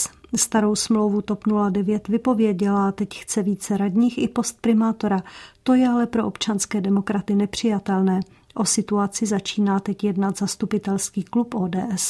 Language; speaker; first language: Czech; native; Czech